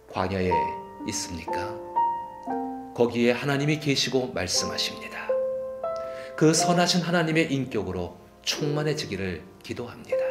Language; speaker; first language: Korean; native; Korean